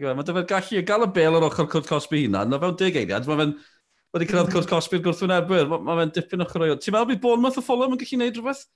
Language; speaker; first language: Welsh; native; Welsh